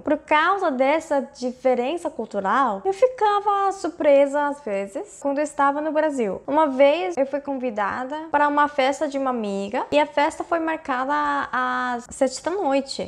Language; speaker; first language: Portuguese; non-native, fluent; Korean